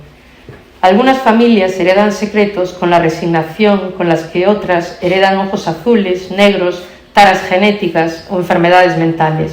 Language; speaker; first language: Spanish; native; Spanish